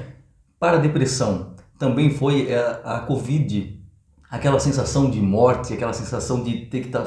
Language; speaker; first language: Portuguese; native; Portuguese